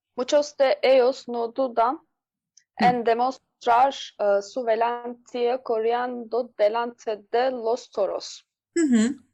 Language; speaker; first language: Spanish; non-native, learner; Turkish